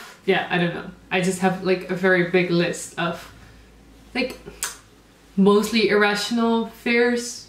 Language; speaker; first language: English; non-native, fluent; Dutch